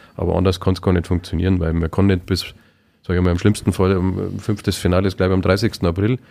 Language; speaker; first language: German; native; German